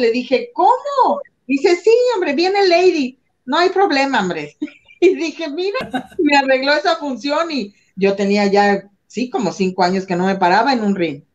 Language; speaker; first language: Spanish; native; Spanish